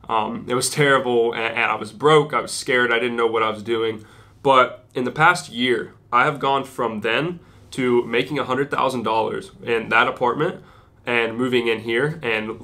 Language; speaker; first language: English; native; English